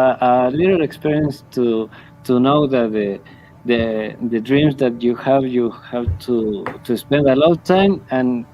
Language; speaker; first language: English; non-native, learner; Spanish